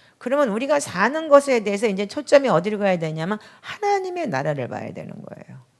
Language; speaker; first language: Korean; native; Korean